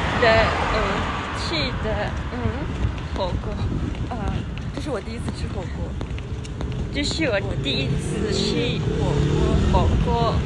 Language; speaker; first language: Chinese; non-native, learner; Japanese